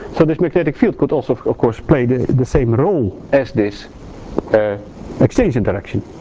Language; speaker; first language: English; non-native, fluent; Dutch